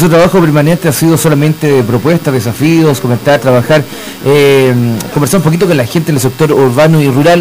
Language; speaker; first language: Spanish; native; Spanish